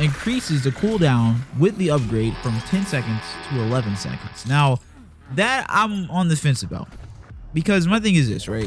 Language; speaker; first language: English; native; English